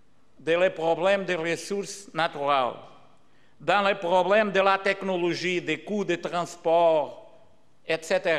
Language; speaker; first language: French; non-native, learner; Portuguese